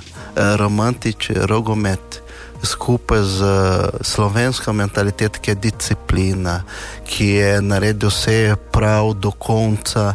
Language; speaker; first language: Slovenian; non-native, fluent; Portuguese